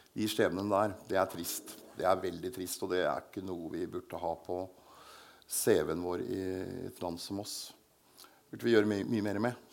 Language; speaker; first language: Norwegian; native; Norwegian